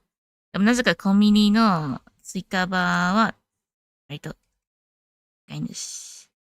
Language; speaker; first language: Japanese; non-native, learner; English